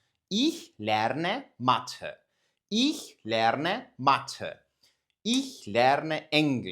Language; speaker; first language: German; non-native, fluent; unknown